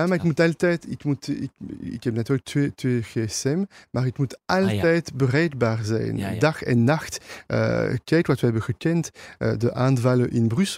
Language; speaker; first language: Dutch; non-native, local second language; French